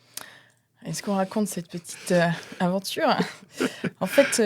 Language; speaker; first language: French; native; French